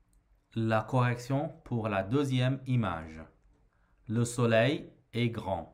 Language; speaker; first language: French; non-native, fluent; Chinese